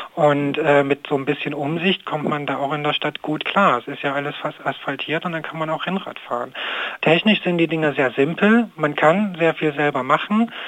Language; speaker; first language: German; native; German